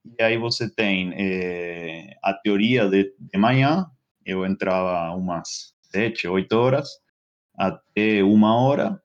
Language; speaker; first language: Portuguese; non-native, fluent; Spanish